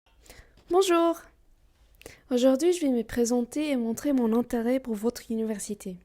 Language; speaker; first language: French; non-native, learner; Arabic